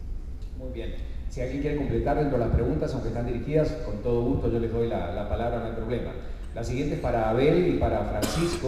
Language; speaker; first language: Spanish; native; Spanish